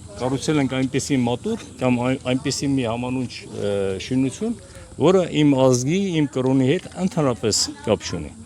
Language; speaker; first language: Armenian; non-native, local second language; Kurdish